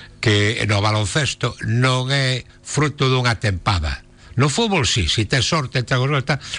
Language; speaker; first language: Galician; non-native, local second language; Spanish